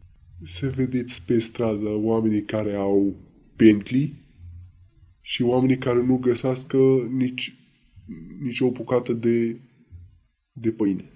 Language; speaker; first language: Romanian; non-native, learner; Arabic